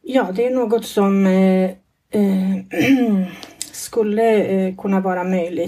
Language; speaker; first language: Swedish; non-native, fluent; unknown